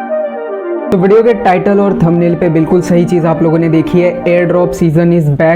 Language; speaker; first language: Hindi; native; Hindi